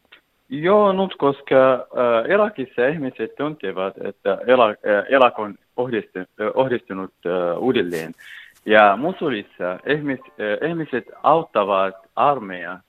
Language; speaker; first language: Finnish; non-native, learner; Arabic